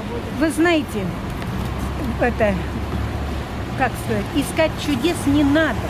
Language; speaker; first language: Russian; native; Russian